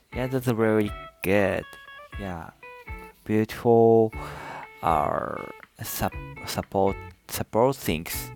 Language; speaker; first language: English; non-native, learner; Japanese